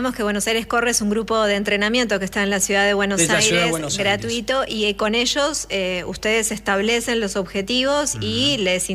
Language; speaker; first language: Spanish; native; Spanish